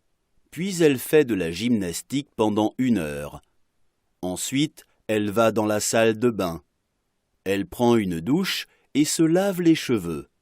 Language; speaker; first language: French; non-native, fluent; Arabic